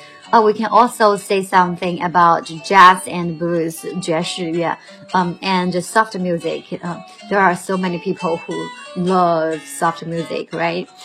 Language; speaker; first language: English; non-native, fluent; Chinese